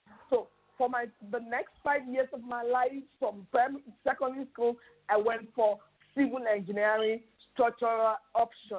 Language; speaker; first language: English; non-native, local second language; Yoruba